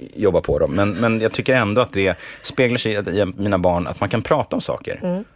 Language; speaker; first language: Swedish; native; Swedish